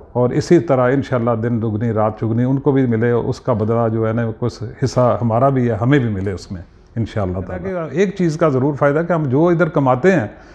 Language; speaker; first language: Urdu; non-native, local second language; Punjabi